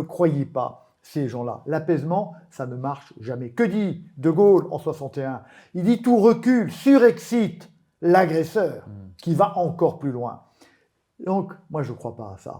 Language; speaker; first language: French; native; French